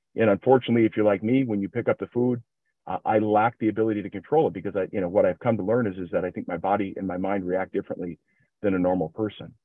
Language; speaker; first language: English; native; English